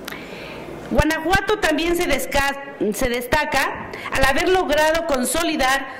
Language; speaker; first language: Spanish; native; Spanish